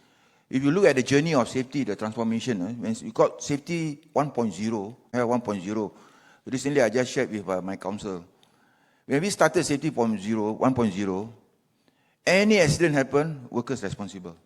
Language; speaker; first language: English; non-native, local second language; Malay